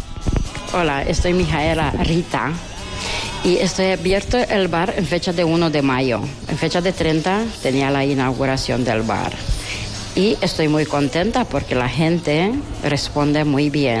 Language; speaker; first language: Spanish; non-native, learner; Romanian